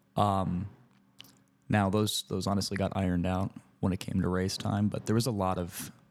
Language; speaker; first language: English; native; English